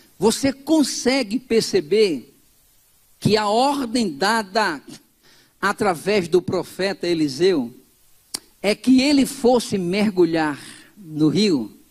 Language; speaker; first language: Portuguese; native; Portuguese